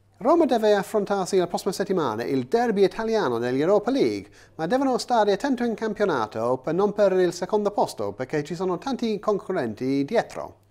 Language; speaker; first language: Italian; non-native, fluent; English